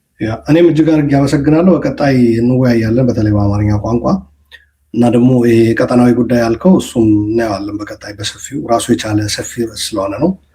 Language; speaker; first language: Amharic; non-native, local second language; Tigrinya